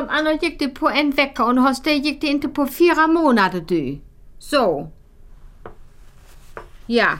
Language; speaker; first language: Swedish; non-native, fluent; German